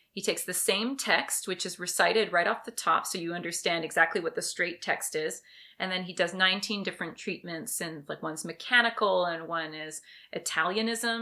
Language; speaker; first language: English; early bilingual, other home language; French